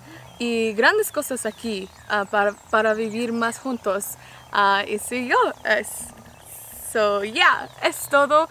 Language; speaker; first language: Spanish; non-native, learner; English